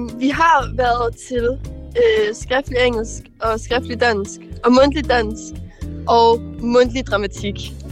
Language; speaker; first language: Danish; native; Danish